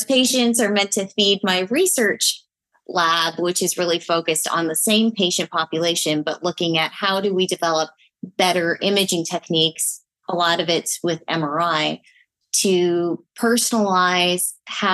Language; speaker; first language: English; native; English